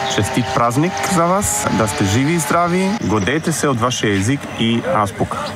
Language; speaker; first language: Bulgarian; non-native, fluent; German